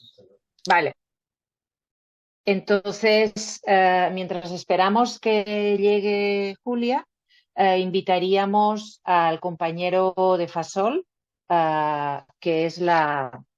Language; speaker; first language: Spanish; native; Spanish